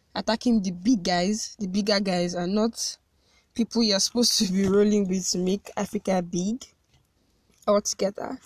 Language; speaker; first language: English; non-native, local second language; Yoruba